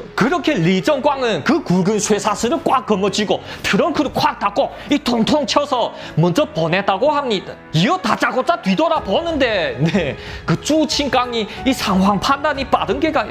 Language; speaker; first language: Korean; native; Korean